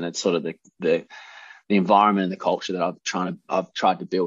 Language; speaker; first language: English; native; English